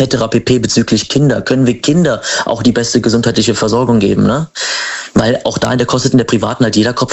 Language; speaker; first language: German; native; German